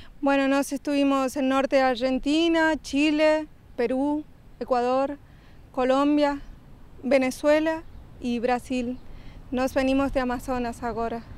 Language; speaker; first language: Portuguese; non-native, learner; Spanish